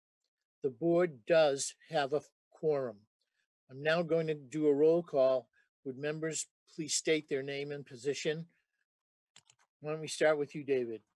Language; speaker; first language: English; native; English